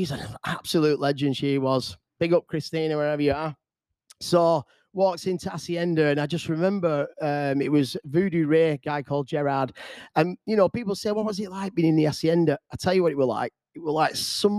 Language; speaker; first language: English; native; English